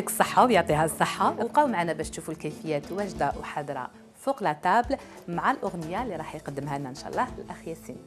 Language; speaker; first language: Arabic; native; Arabic